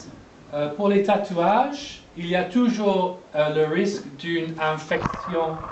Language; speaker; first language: French; non-native, fluent; English